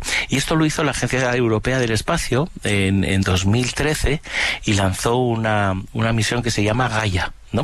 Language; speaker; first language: Spanish; native; Spanish